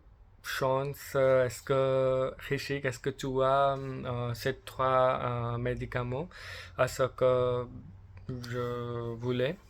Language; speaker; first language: French; non-native, learner; English